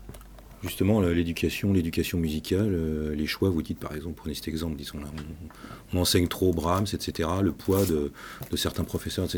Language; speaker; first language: French; native; French